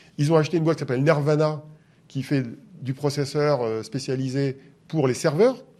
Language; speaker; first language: French; native; French